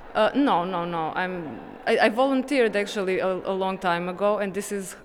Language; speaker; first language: English; non-native, fluent; Croatian